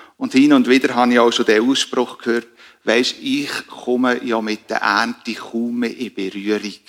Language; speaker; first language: German; native; German